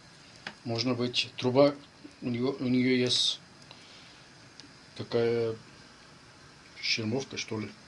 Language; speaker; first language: Russian; non-native, learner; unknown